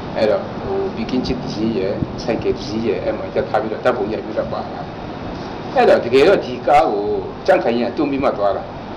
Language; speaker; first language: Burmese; non-native, local second language; Kachin